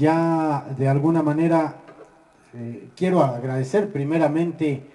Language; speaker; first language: Spanish; native; Spanish